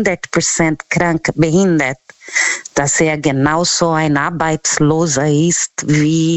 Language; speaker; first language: German; non-native, fluent; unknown